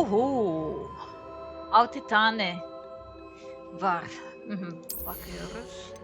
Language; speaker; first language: Turkish; non-native, learner; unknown